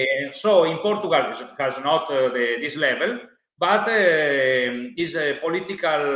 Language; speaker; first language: English; non-native, learner; Italian